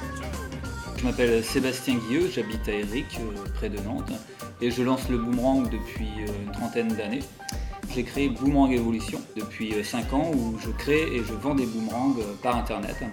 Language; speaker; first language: French; native; French